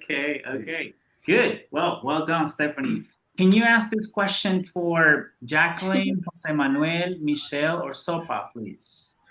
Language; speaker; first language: English; non-native, fluent; Spanish